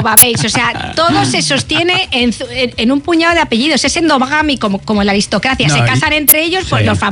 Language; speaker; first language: Spanish; native; Spanish